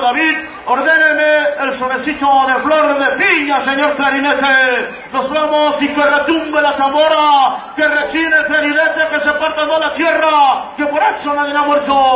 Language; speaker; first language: Spanish; native; Spanish